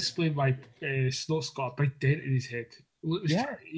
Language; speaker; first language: English; native; English